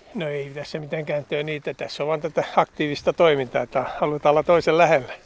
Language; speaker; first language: Finnish; native; Finnish